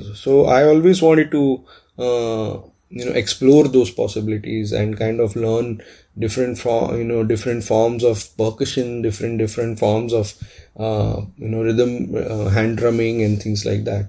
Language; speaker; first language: English; non-native, local second language; Marathi